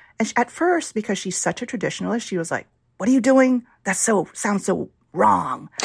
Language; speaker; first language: English; early bilingual, other home language; Vietnamese